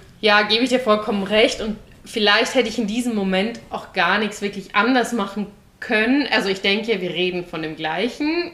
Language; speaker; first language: German; native; German